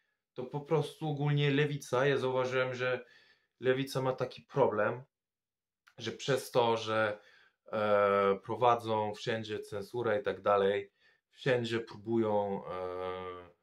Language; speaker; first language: Polish; non-native, fluent; French